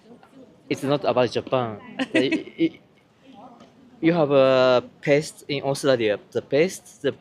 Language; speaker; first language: English; non-native, learner; Japanese